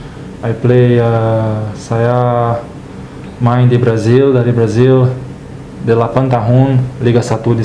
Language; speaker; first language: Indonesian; non-native, learner; Portuguese